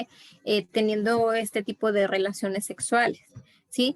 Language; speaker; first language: Spanish; native; Spanish